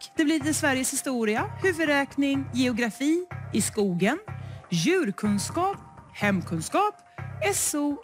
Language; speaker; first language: Swedish; native; Swedish